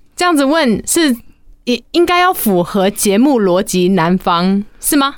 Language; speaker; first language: Chinese; native; Chinese